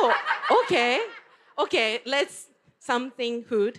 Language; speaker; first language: English; non-native, learner; Japanese